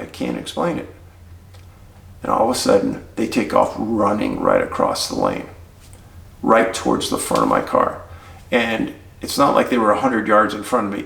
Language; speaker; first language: English; native; English